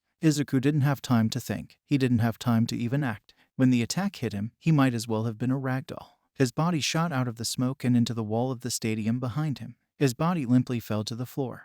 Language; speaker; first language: English; native; English